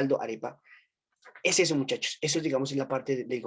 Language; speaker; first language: Spanish; native; Spanish